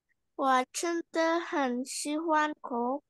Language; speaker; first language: Chinese; non-native, learner; Indonesian